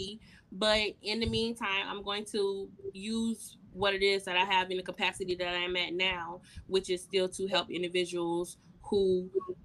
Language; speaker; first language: English; native; English